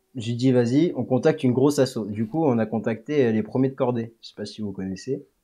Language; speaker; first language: French; native; French